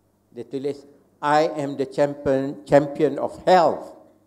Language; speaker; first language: English; non-native, local second language; Malay